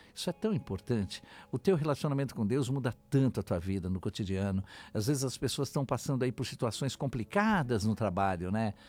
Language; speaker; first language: Portuguese; native; Portuguese